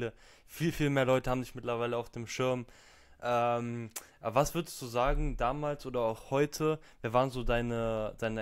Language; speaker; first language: German; native; German